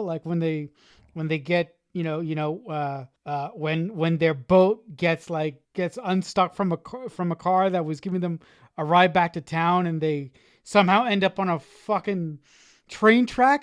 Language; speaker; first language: English; native; English